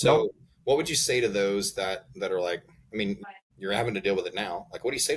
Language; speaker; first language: English; native; English